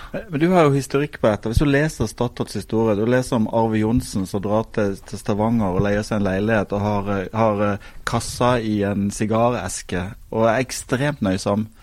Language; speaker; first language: Norwegian; native; Norwegian